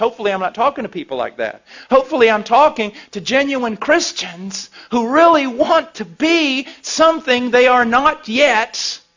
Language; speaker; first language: English; native; English